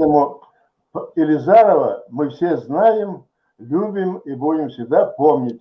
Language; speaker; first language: Russian; native; Russian